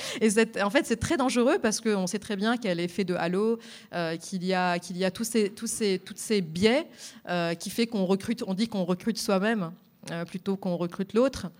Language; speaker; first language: French; non-native, local second language; Arabic